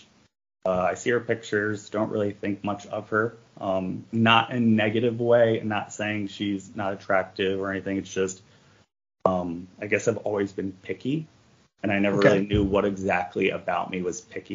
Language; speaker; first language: English; native; English